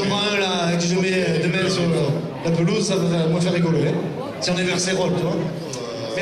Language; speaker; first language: French; native; French